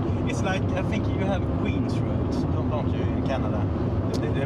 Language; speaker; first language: English; non-native, fluent; Swedish